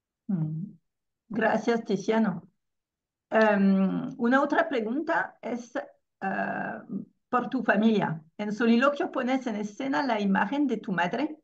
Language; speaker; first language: Spanish; non-native, fluent; French